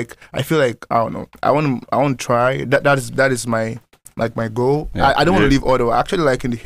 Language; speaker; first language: English; non-native, local second language; Yoruba